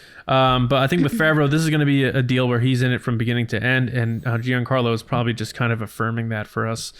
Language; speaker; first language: English; native; English